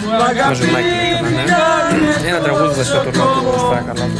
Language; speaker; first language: Greek; native; Greek